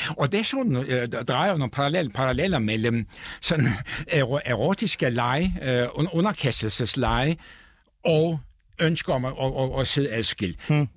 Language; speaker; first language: Danish; non-native, fluent; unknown